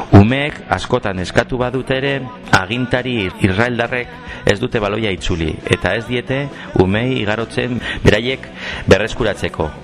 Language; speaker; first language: Basque; non-native, local second language; Spanish